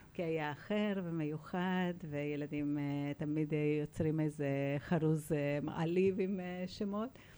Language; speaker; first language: Hebrew; non-native, fluent; Spanish